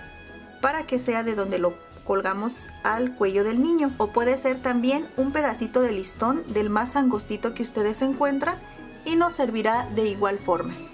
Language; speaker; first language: Spanish; native; Spanish